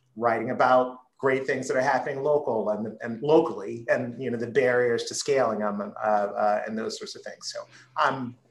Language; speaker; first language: English; native; English